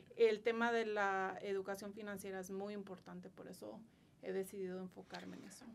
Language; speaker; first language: Spanish; native; Spanish